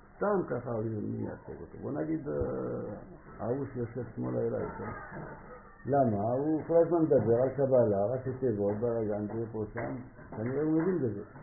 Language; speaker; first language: Hebrew; non-native, fluent; French